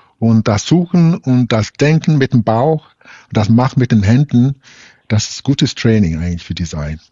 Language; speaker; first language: German; non-native, fluent; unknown